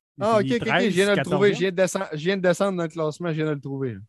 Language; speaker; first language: French; native; French